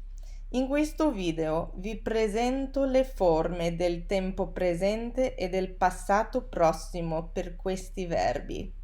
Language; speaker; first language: Italian; non-native, fluent; English